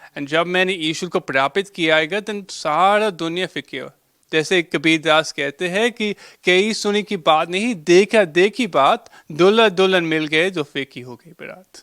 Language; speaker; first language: Hindi; early bilingual, heritage; Hindi